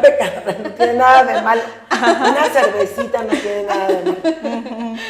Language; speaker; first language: Spanish; native; Spanish